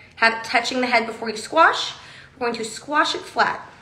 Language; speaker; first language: English; native; English